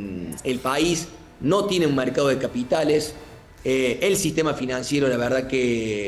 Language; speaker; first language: Spanish; native; Spanish